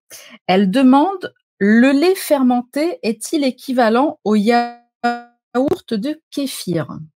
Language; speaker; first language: French; native; French